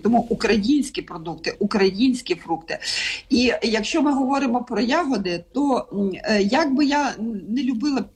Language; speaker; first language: Ukrainian; native; Ukrainian